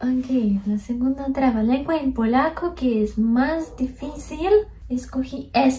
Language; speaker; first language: Spanish; non-native, fluent; Polish